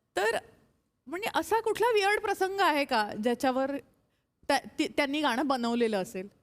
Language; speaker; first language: Marathi; native; Marathi